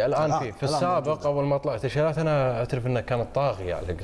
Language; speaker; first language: Arabic; native; Arabic